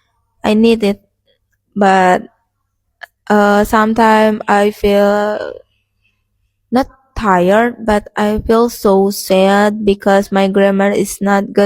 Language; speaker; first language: English; non-native, learner; Indonesian